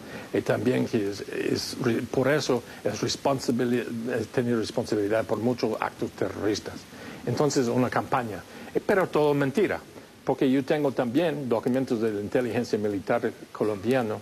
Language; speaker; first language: Spanish; non-native, fluent; English